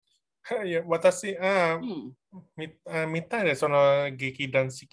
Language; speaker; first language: Japanese; non-native, learner; Indonesian